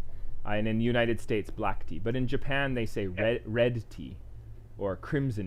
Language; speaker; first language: English; native; English